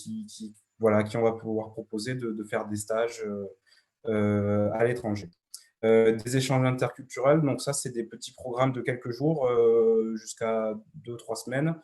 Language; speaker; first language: French; native; French